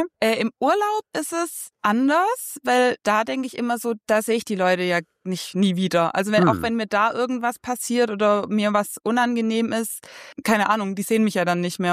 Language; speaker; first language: German; native; German